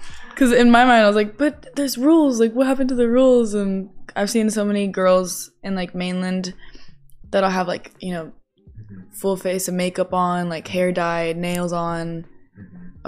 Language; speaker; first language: English; early bilingual, other home language; Japanese